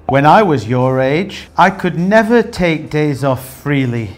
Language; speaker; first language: English; native; English